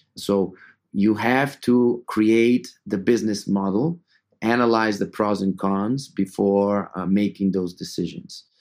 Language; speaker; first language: English; non-native, fluent; Portuguese